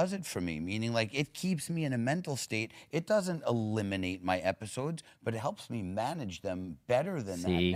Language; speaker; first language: English; native; English